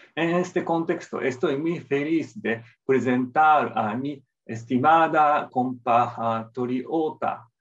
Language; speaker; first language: Spanish; non-native, fluent; Japanese